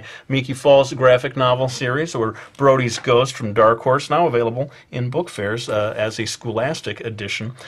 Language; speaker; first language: English; native; English